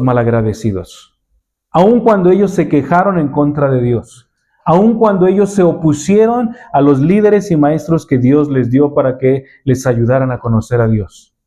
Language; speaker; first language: Spanish; native; Spanish